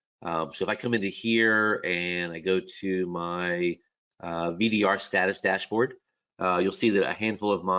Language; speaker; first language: English; native; English